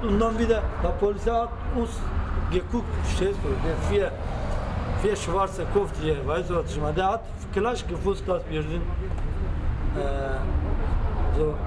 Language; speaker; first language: German; non-native, learner; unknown